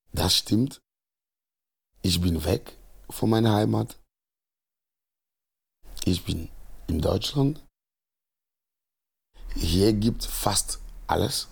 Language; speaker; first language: German; non-native, learner; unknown